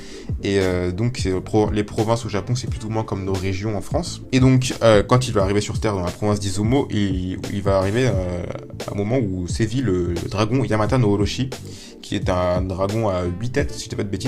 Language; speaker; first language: French; native; French